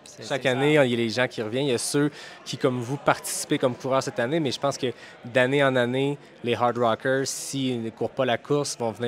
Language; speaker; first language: French; native; French